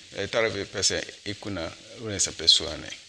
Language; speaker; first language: Finnish; non-native, learner; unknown